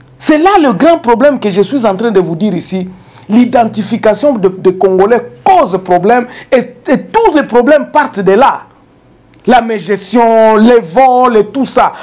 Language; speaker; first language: French; non-native, local second language; Swahili